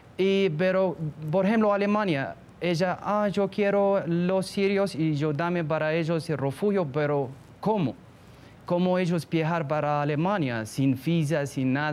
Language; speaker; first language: Spanish; non-native, learner; Arabic